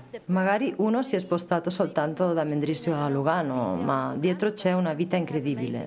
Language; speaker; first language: Italian; non-native, fluent; Polish